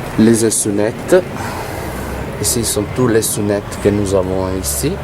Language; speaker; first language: French; non-native, learner; Italian